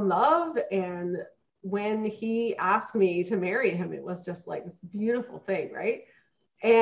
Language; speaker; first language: English; native; English